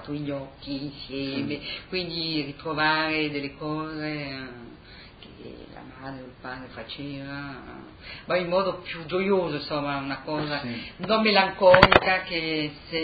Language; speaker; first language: Italian; early bilingual, heritage; Italian